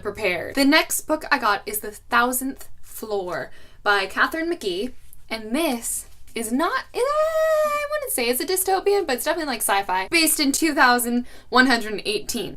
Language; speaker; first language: English; native; English